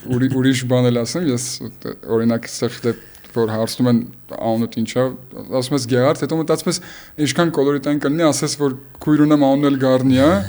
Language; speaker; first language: Armenian; early bilingual, heritage; Armenian